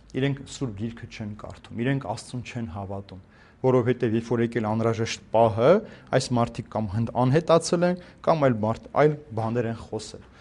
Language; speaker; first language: Armenian; native; Armenian